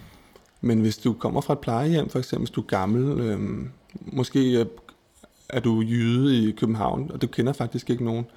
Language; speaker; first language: Danish; native; Danish